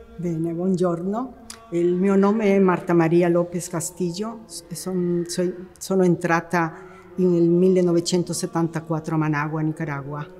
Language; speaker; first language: Italian; non-native, fluent; Spanish